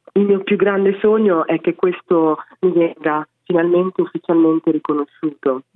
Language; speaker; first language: Italian; early bilingual, other home language; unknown